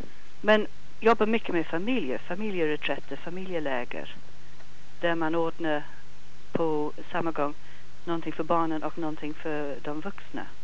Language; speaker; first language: Swedish; non-native, fluent; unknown